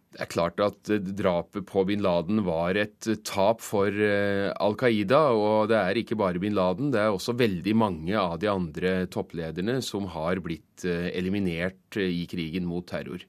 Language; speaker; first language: Norwegian; native; Norwegian